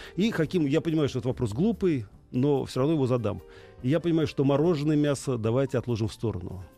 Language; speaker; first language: Russian; native; Russian